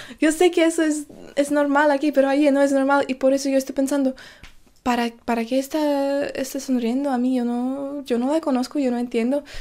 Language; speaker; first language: Spanish; non-native, fluent; Russian